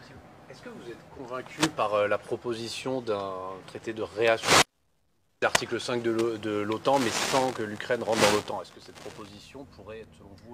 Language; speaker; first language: French; native; French